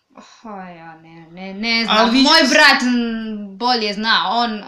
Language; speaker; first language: Serbian; native; Serbian